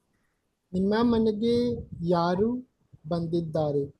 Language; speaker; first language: Kannada; non-native, learner; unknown